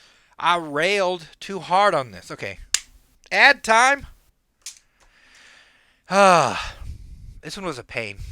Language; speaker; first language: English; native; English